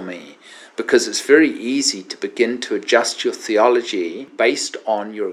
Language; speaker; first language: English; native; English